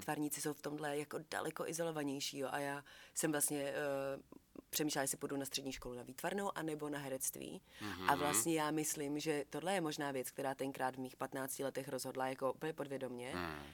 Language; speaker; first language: Czech; native; Czech